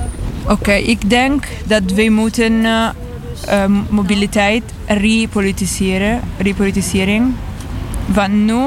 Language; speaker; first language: Dutch; non-native, learner; Italian